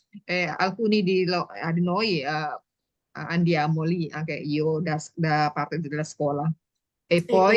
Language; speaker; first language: Italian; non-native, learner; Indonesian